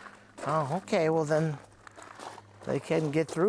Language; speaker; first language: English; native; English